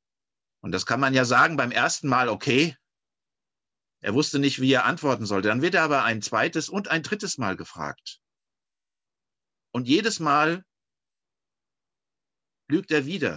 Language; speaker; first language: German; native; German